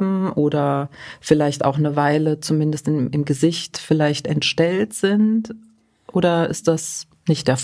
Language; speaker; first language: German; native; German